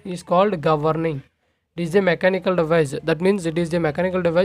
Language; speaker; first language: English; non-native, local second language; Telugu